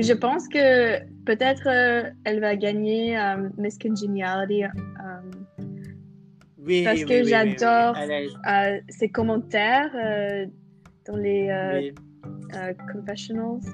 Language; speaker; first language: French; non-native, fluent; English